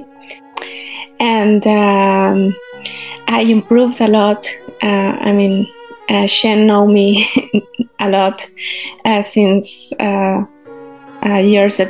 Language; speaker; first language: English; non-native, learner; Spanish